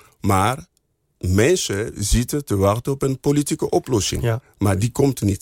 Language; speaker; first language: Dutch; non-native, fluent; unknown